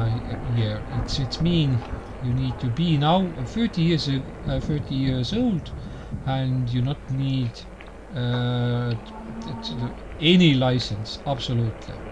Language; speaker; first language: English; non-native, learner; Estonian